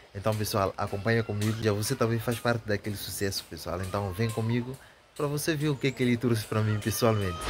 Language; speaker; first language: Portuguese; native; Portuguese